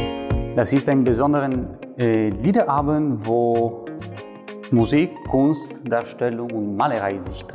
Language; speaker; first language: German; non-native, fluent; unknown